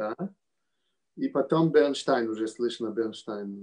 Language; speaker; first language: Russian; early bilingual, heritage; Russian